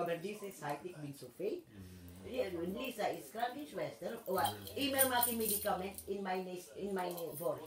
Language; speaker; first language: German; non-native, learner; Filipino